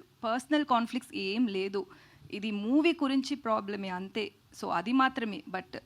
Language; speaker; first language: Telugu; non-native, learner; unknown